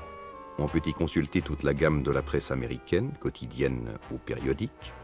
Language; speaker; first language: French; native; French